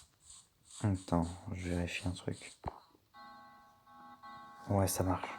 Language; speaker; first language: French; native; French